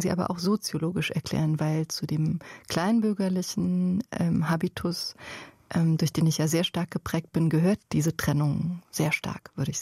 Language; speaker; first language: German; native; German